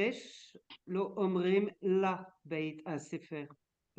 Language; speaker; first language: Hebrew; non-native, learner; French